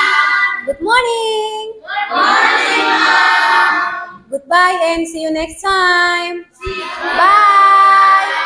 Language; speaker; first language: English; non-native, fluent; Indonesian